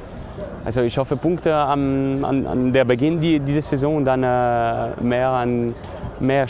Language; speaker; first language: German; non-native, local second language; French